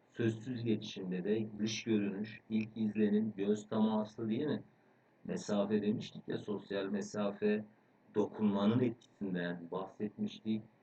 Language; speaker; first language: Turkish; native; Turkish